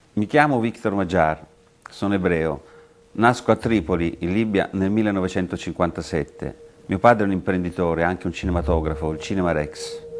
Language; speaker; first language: Italian; early bilingual, heritage; Italian